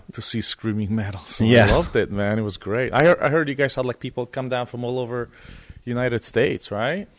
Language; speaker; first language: English; non-native, fluent; Polish